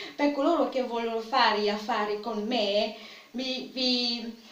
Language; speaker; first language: Italian; non-native, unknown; French